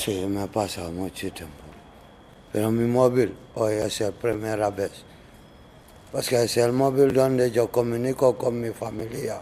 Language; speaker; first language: Spanish; non-native, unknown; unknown